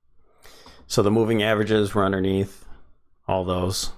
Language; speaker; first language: English; native; English